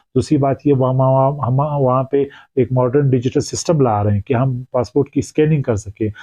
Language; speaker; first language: Urdu; non-native, local second language; Pashto